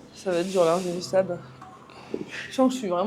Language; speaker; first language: French; native; French